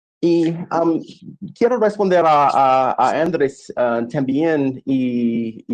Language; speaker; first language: Spanish; non-native, fluent; English